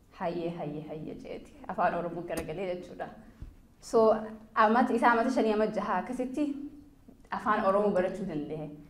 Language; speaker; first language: Oromo; early bilingual, heritage; Oromo